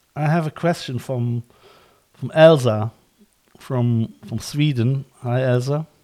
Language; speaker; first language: English; non-native, fluent; German